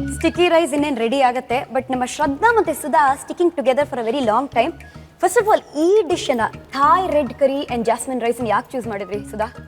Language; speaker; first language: Kannada; native; Kannada